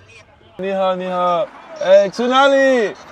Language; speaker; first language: Chinese; non-native, learner; English